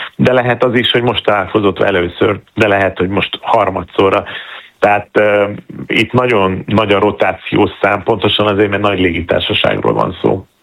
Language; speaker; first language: Hungarian; native; Hungarian